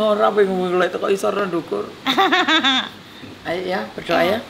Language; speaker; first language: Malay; non-native, local second language; Javanese